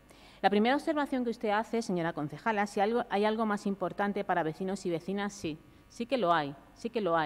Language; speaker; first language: Spanish; native; Spanish